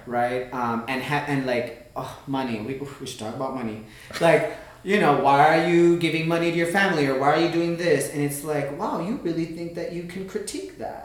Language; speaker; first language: English; early bilingual, other home language; Spanish